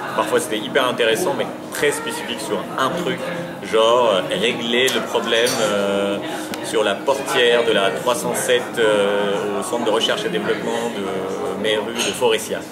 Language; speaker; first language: French; early bilingual, other home language; Arabic